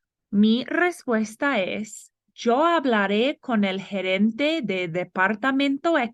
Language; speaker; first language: Spanish; non-native, fluent; English